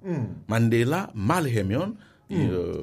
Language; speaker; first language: Korean; non-native, learner; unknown